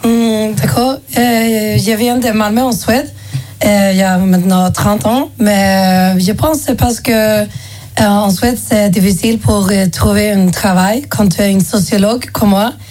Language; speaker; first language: French; non-native, learner; Swedish